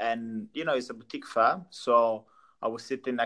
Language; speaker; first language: English; non-native, fluent; Italian